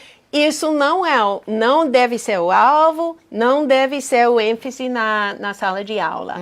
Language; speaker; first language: Portuguese; non-native, fluent; English